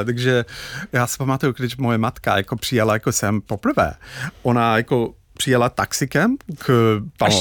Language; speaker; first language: Czech; non-native, fluent; English